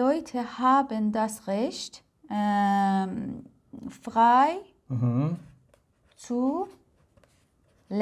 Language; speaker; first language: German; non-native, learner; Persian